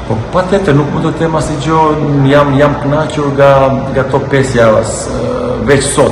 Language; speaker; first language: Albanian; non-native, learner; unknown